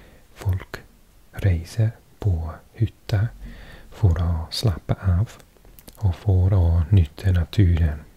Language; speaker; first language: Norwegian; non-native, learner; English